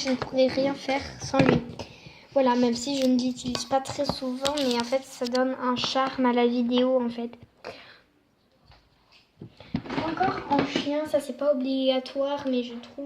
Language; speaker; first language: French; native; French